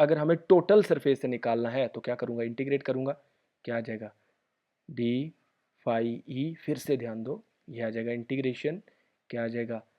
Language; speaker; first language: Hindi; native; Hindi